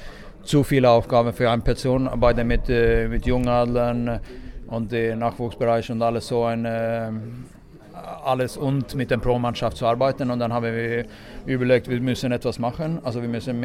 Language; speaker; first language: German; non-native, fluent; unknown